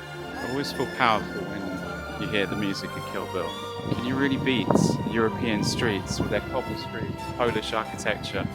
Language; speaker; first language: English; native; English